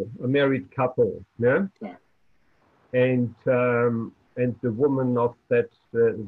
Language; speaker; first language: English; non-native, fluent; German